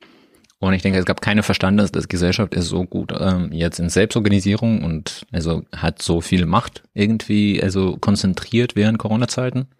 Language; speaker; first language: German; non-native, learner; Russian